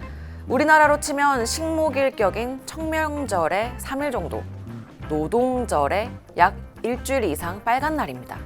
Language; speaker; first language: Korean; native; Korean